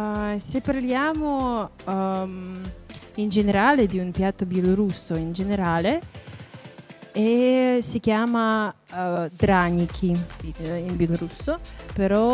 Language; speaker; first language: Italian; non-native, fluent; Russian